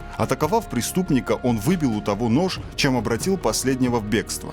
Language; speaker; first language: Russian; native; Russian